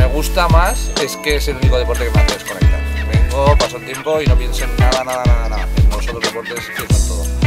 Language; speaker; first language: Spanish; native; Spanish